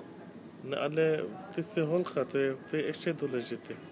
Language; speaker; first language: Czech; non-native, learner; Turkish